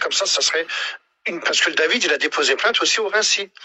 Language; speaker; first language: French; native; French